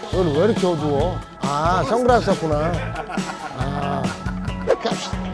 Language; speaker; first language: Korean; native; Korean